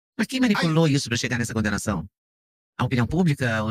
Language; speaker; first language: Portuguese; native; Portuguese